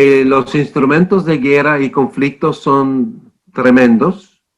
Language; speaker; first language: Spanish; non-native, fluent; English